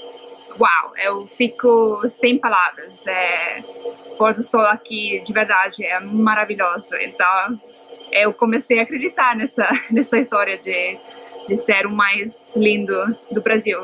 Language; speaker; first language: Portuguese; non-native, fluent; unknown